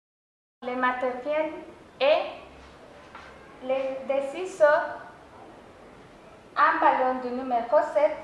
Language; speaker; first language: French; non-native, fluent; Spanish